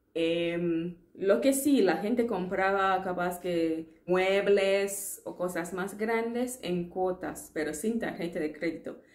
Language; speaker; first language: Spanish; non-native, fluent; English